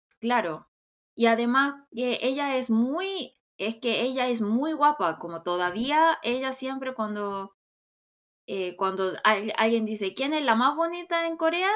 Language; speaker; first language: Spanish; non-native, fluent; Korean